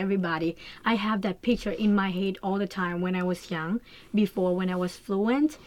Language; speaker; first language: English; non-native, learner; Thai